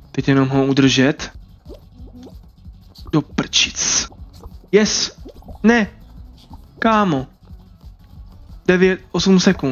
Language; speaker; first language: Czech; native; Czech